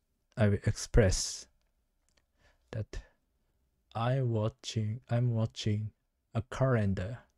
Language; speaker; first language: English; non-native, learner; Japanese